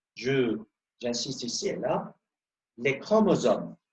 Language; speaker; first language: French; non-native, local second language; Arabic